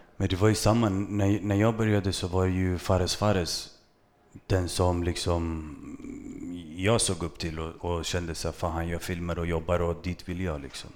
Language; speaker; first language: Swedish; early bilingual, other home language; Kurdish